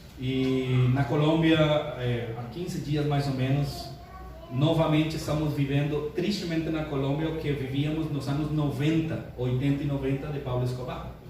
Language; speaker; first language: Portuguese; non-native, fluent; Spanish